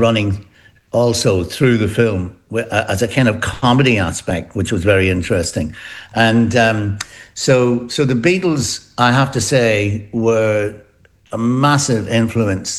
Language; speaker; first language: English; native; English